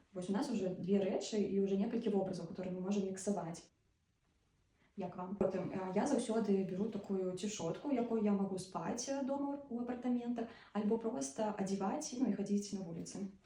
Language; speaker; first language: Belarusian; non-native, local second language; Russian